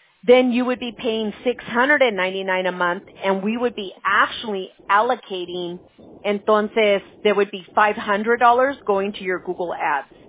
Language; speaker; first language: English; early bilingual, other home language; Spanish